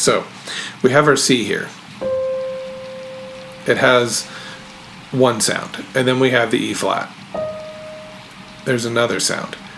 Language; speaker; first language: English; native; English